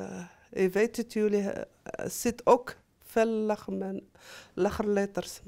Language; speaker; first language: Dutch; non-native, learner; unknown